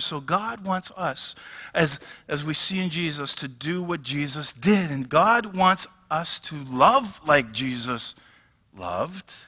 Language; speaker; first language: English; native; English